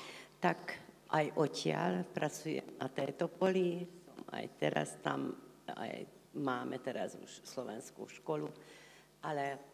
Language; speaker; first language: Slovak; non-native, local second language; Hungarian